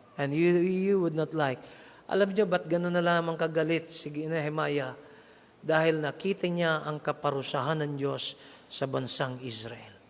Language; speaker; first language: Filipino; non-native, local second language; Cebuano